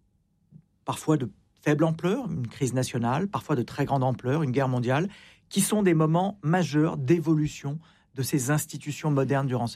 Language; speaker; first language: French; native; French